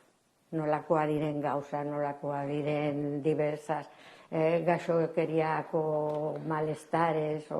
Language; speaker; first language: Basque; non-native, local second language; Spanish